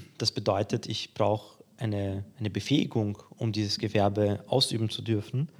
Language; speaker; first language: German; early bilingual, other home language; Polish